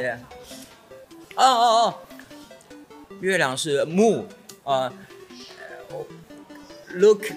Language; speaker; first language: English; non-native, learner; Chinese